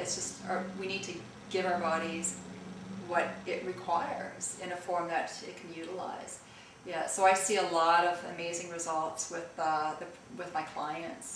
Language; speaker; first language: English; early bilingual, other home language; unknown